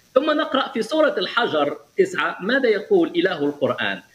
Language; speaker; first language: Arabic; native; Arabic